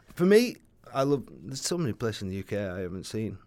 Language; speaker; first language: English; native; English